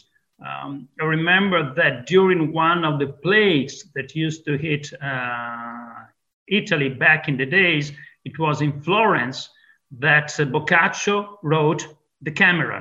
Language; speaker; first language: English; non-native, fluent; Italian